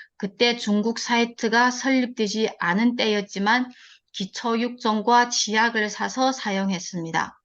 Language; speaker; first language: Korean; early bilingual, heritage; Korean